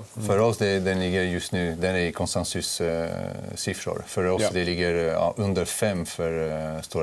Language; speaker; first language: Swedish; non-native, fluent; French